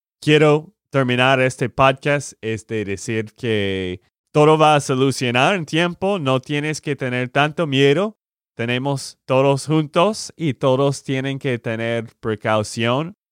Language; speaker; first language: Spanish; non-native, learner; English